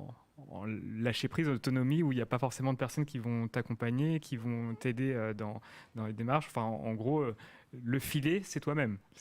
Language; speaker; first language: French; native; French